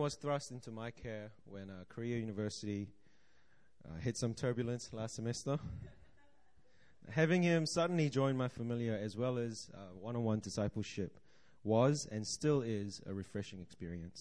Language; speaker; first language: English; native; English